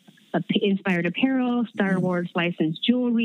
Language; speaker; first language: English; early bilingual, other home language; Chinese